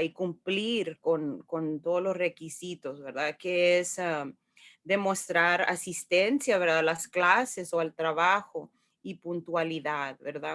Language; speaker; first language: Spanish; early bilingual, heritage; Spanish